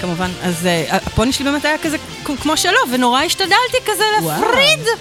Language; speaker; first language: Hebrew; native; Hebrew